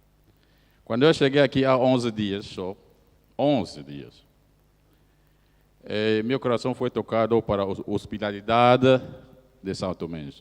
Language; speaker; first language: Portuguese; non-native, fluent; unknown